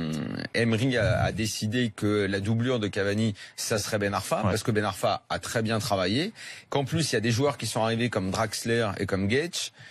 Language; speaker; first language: French; native; French